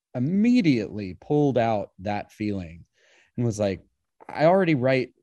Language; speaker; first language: English; native; English